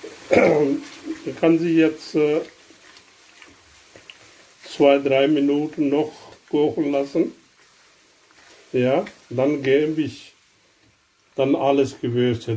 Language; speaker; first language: German; non-native, learner; Urdu